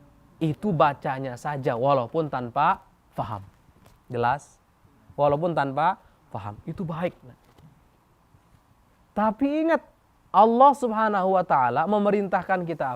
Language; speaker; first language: Indonesian; native; Indonesian